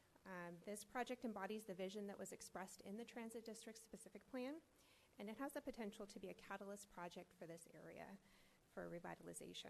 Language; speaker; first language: English; native; English